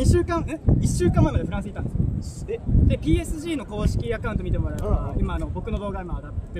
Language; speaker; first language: Japanese; native; Japanese